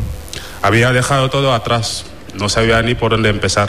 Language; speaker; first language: Spanish; non-native, fluent; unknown